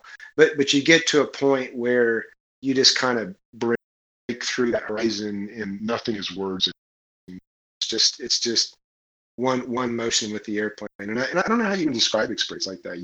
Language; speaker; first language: English; native; English